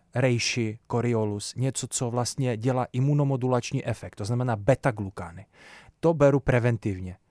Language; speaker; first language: Czech; early bilingual, other home language; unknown